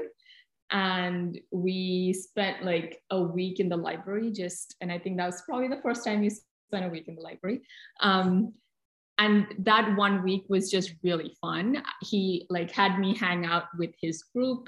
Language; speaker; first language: English; non-native, local second language; Malayalam